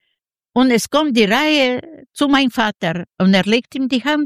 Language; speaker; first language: German; non-native, learner; Yiddish